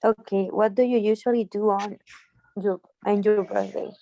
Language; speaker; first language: English; non-native, learner; Spanish